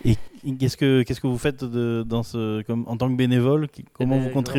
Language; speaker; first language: French; native; French